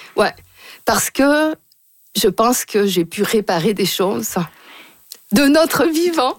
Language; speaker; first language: French; native; French